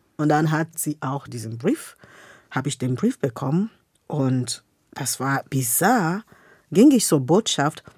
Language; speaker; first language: German; non-native, fluent; Igbo